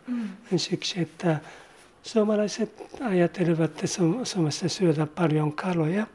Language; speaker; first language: Finnish; non-native, learner; Japanese